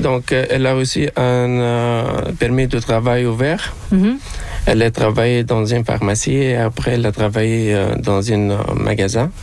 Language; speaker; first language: French; non-native, local second language; Arabic